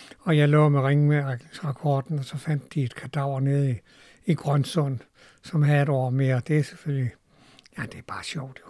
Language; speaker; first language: Danish; native; Danish